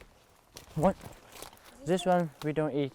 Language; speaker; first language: English; non-native, learner; Hmong